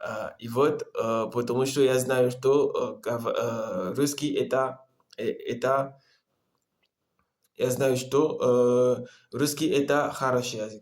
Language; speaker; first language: Russian; non-native, learner; Comorian